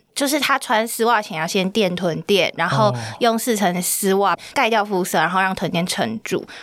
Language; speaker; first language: Chinese; native; Chinese